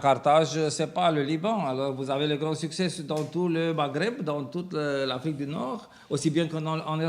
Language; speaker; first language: French; non-native, fluent; Romanian